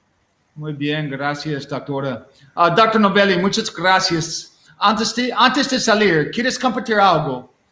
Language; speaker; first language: Spanish; non-native, learner; English